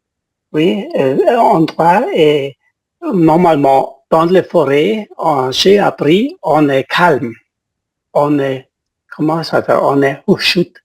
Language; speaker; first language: French; non-native, learner; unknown